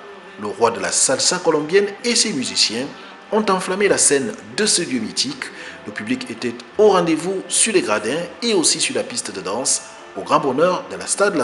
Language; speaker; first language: French; native; French